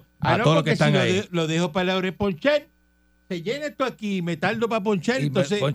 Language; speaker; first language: Spanish; native; Spanish